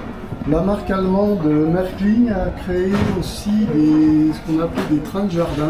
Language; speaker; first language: French; native; French